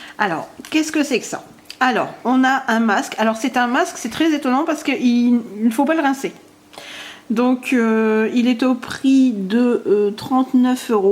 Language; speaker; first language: French; native; French